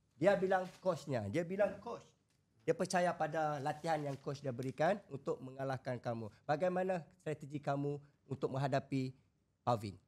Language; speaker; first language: Malay; native; Malay